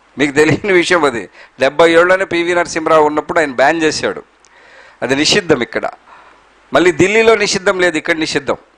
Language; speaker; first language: Telugu; non-native, local second language; Urdu